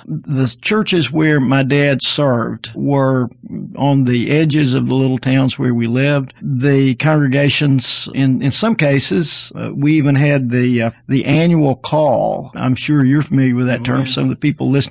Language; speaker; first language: English; native; English